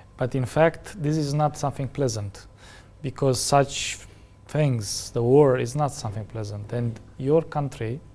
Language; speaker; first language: English; non-native, fluent; Romanian